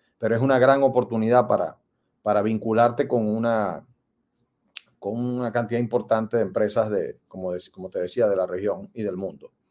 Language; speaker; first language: Spanish; native; Spanish